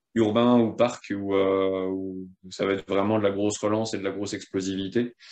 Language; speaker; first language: French; native; French